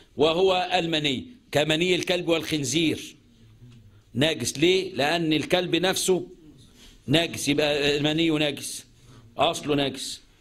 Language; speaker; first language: Arabic; native; Arabic